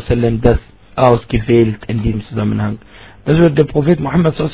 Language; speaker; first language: German; non-native, fluent; Arabic